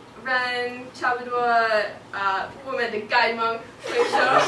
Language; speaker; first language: Chinese; non-native, learner; English